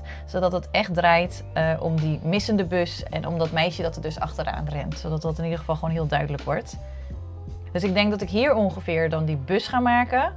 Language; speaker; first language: Dutch; native; Dutch